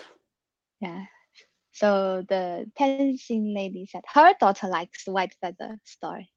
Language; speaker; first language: English; non-native, learner; Chinese